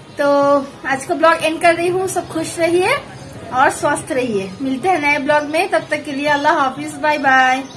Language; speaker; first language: Hindi; non-native, local second language; Bangla